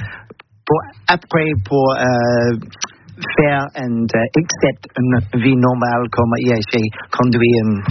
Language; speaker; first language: French; non-native, learner; English